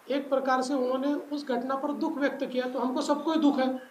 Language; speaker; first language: Hindi; non-native, local second language; Marathi